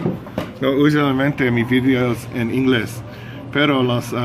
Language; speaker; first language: Spanish; non-native, learner; English